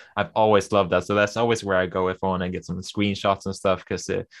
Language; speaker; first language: English; non-native, fluent; Swedish